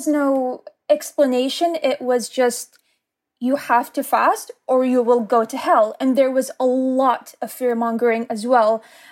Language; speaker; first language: English; native; English